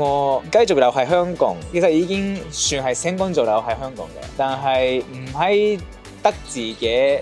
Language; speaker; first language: Cantonese; non-native, fluent; Japanese